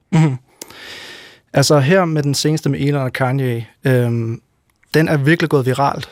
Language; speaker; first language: Danish; native; Danish